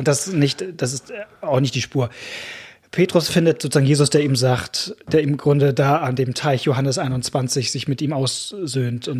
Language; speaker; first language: German; native; German